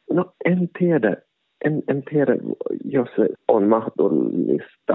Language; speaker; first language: Finnish; non-native, local second language; Swedish